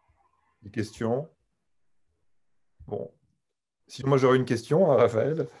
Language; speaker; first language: French; native; French